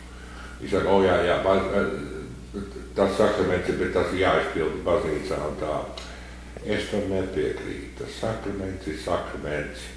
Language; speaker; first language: Latvian; early bilingual, heritage; Latvian